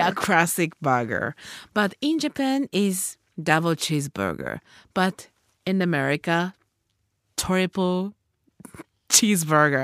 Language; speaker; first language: English; non-native, learner; Japanese